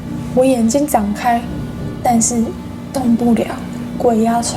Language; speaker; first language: Chinese; non-native, fluent; English